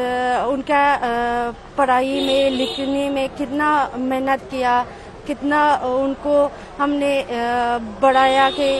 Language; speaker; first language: Hindi; non-native, fluent; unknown